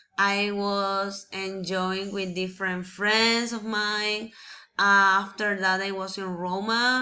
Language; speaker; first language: English; non-native, learner; Spanish